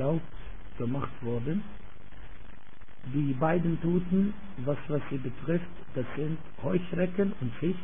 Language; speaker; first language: German; non-native, fluent; Arabic